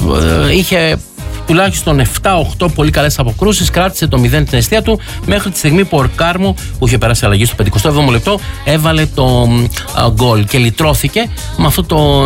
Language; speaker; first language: Greek; native; Greek